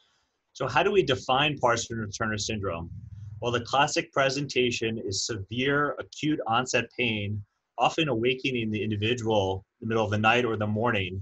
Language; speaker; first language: English; native; English